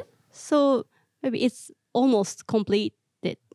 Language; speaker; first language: English; non-native, learner; Japanese